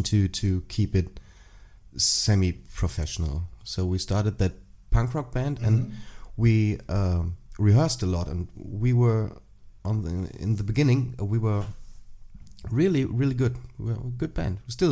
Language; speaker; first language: English; non-native, fluent; German